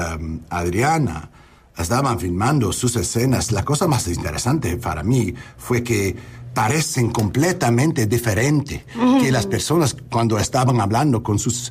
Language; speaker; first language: Spanish; non-native, learner; English